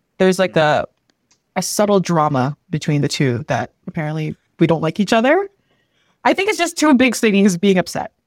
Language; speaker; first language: English; early bilingual, other home language; Filipino